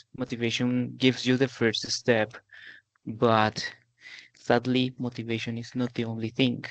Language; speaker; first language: English; non-native, fluent; Spanish